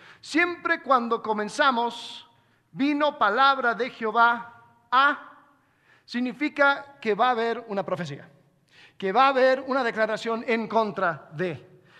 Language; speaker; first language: Spanish; non-native, fluent; English